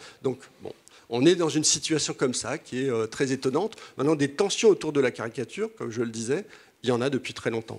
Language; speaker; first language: French; native; French